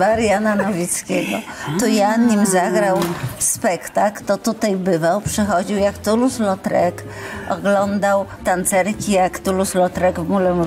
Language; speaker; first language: Polish; native; Polish